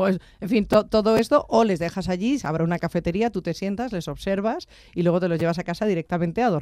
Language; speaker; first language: Spanish; native; Spanish